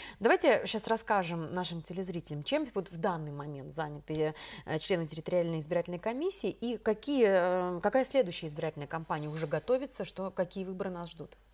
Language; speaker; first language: Russian; native; Russian